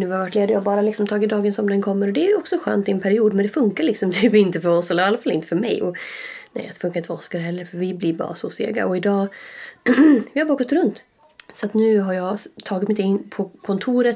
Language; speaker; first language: Swedish; native; Swedish